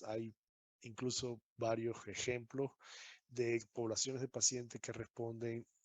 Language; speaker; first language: Spanish; native; Spanish